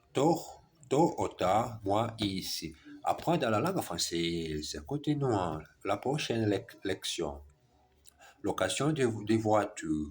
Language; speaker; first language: French; non-native, learner; German